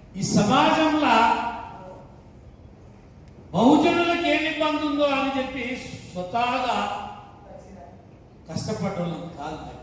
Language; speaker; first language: Telugu; native; Telugu